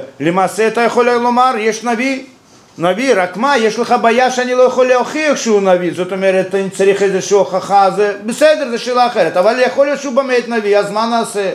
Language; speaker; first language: Hebrew; non-native, fluent; Russian